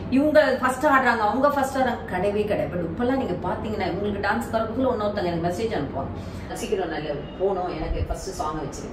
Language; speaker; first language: Tamil; native; Tamil